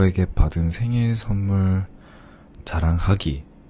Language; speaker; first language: Korean; non-native, fluent; English